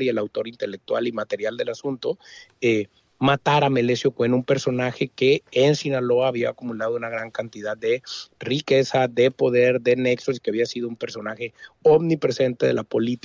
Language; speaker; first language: Spanish; native; Spanish